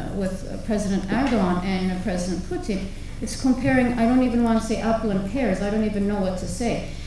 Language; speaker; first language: English; non-native, fluent; Turkish